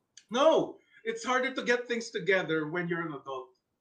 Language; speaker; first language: English; non-native, local second language; Filipino